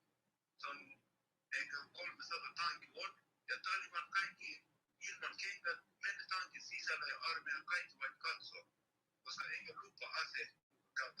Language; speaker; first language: Finnish; non-native, learner; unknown